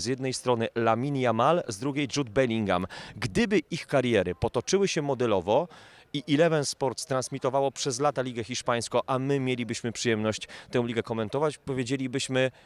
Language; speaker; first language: Polish; native; Polish